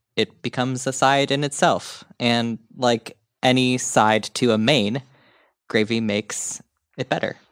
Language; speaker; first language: English; native; English